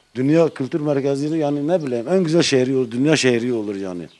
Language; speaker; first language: Turkish; native; Turkish